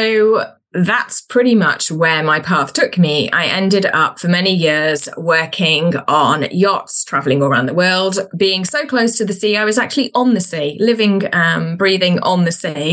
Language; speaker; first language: English; native; English